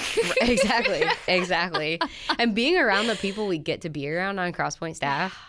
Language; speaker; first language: English; native; English